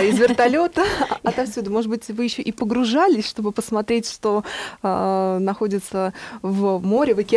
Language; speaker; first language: Russian; native; Russian